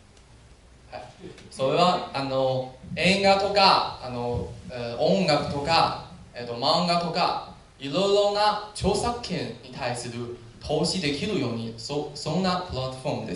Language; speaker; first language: Japanese; non-native, learner; Chinese